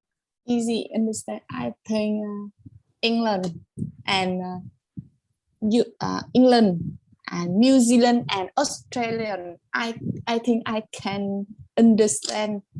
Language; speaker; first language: English; non-native, learner; Vietnamese